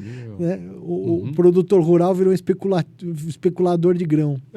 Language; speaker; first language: Portuguese; native; Portuguese